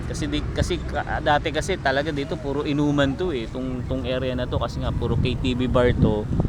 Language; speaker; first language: Filipino; native; Filipino